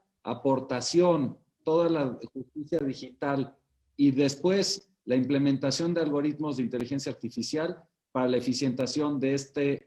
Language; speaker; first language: Spanish; native; Spanish